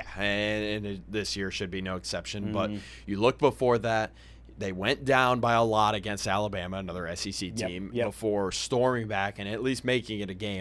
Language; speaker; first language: English; native; English